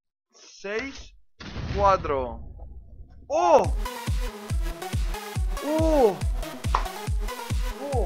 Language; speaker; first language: Spanish; native; Spanish